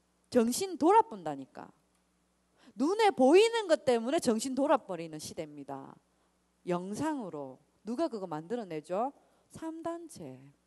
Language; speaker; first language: Korean; native; Korean